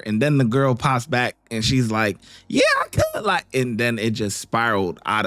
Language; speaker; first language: English; native; English